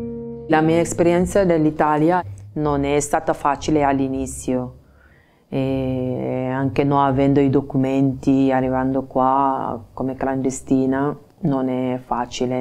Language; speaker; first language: Italian; non-native, fluent; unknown